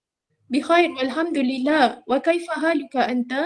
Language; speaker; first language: Arabic; non-native, learner; Malay